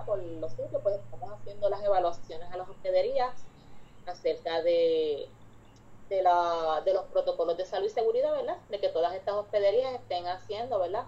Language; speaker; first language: Spanish; native; Spanish